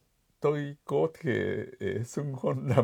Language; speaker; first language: Vietnamese; non-native, fluent; Japanese